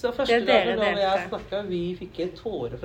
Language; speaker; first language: Norwegian; non-native, learner; Tamil